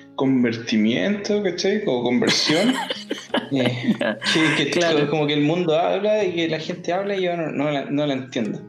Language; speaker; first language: Spanish; native; Spanish